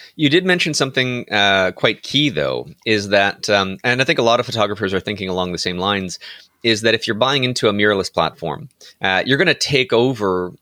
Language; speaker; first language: English; native; English